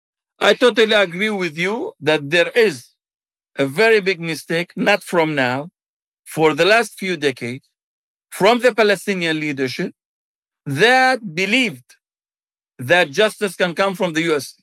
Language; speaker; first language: English; non-native, fluent; Arabic